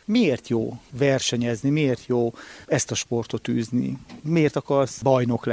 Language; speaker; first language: Hungarian; native; Hungarian